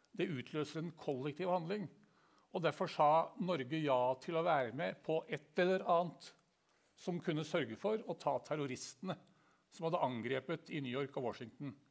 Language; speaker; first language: Norwegian; native; Norwegian